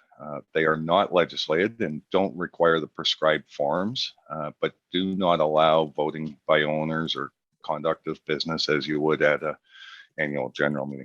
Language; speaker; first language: English; native; English